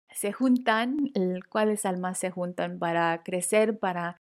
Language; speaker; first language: Spanish; early bilingual, heritage; Spanish